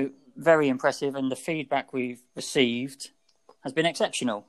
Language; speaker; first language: English; native; English